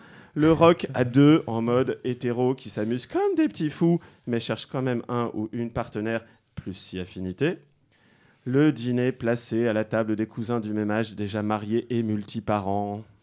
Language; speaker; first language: French; native; French